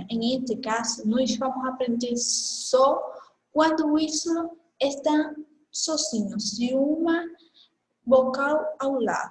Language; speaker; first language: Portuguese; non-native, fluent; Spanish